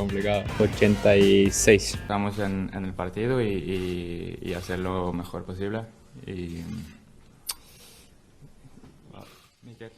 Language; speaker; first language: Spanish; non-native, fluent; Norwegian